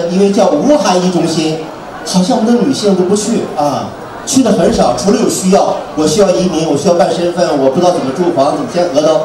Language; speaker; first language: Chinese; native; Chinese